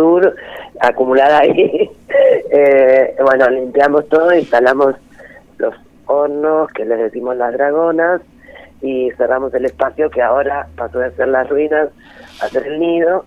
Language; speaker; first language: Spanish; native; Spanish